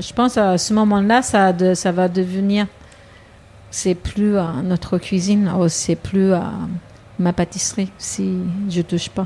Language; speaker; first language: French; non-native, fluent; Japanese